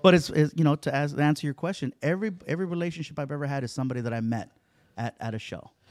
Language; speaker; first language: English; early bilingual, other home language; Spanish